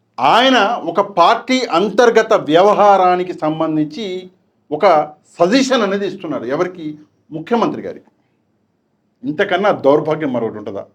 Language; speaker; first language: Telugu; non-native, local second language; Urdu